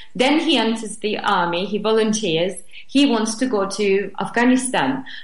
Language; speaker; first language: English; non-native, fluent; Russian